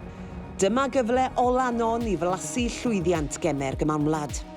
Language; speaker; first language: Welsh; native; Welsh